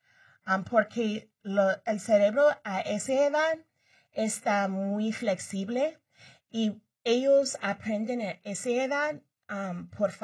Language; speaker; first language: Spanish; early bilingual, heritage; Spanish